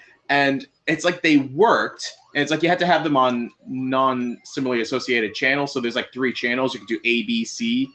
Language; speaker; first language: English; native; English